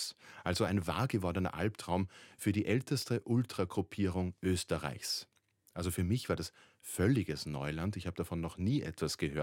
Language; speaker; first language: German; native; German